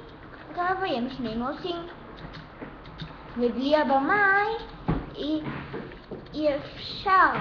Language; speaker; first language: Hebrew; early bilingual, other home language; Russian